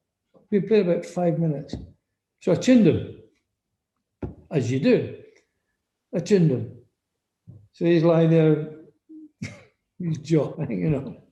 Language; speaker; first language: English; native; English